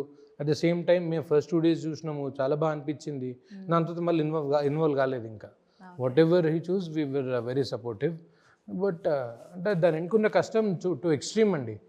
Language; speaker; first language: Telugu; native; Telugu